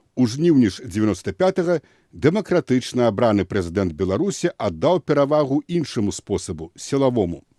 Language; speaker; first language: Belarusian; native; Belarusian